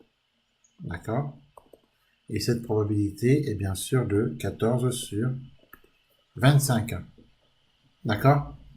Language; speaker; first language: French; native; French